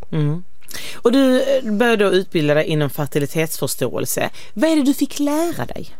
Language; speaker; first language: Swedish; native; Swedish